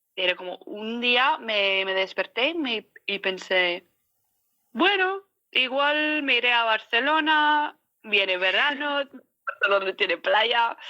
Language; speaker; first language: Spanish; non-native, fluent; English